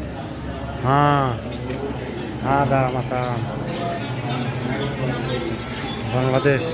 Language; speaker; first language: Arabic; non-native, learner; Bangla